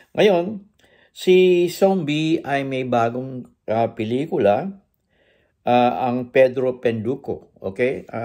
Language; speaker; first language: Filipino; native; Filipino